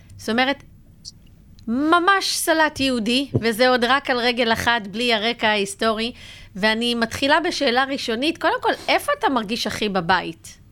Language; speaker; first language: Hebrew; native; Hebrew